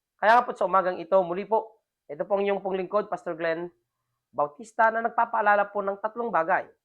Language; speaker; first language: Filipino; non-native, local second language; Iloko